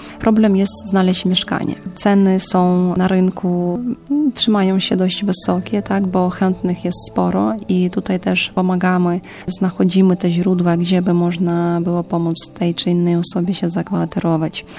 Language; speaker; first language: Polish; non-native, fluent; Ukrainian